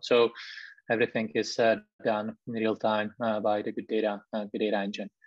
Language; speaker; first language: English; non-native, fluent; Czech